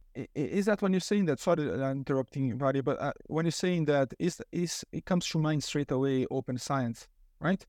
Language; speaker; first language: English; non-native, fluent; Portuguese